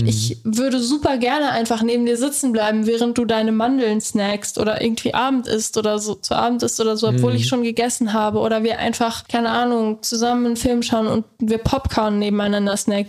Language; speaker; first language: German; native; German